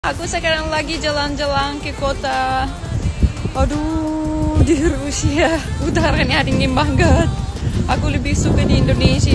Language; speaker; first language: Indonesian; non-native, learner; Russian